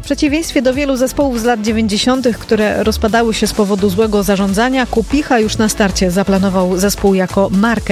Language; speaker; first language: Polish; native; Polish